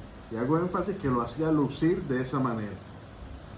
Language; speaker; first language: Spanish; native; Spanish